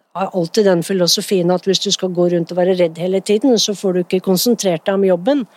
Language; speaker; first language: Norwegian; native; Norwegian